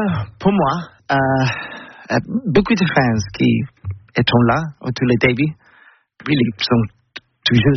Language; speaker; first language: French; non-native, learner; English